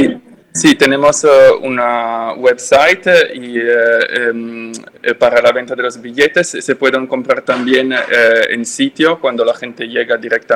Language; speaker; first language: Spanish; non-native, fluent; French